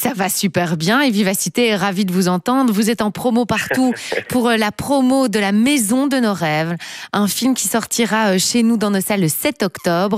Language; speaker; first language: French; native; French